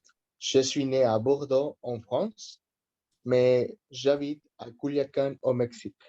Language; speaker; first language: French; non-native, learner; Spanish